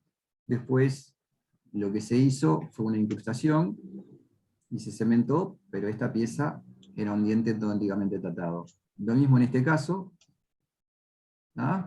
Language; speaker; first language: Spanish; native; Spanish